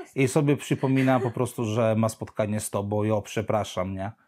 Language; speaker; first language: Polish; non-native, fluent; Italian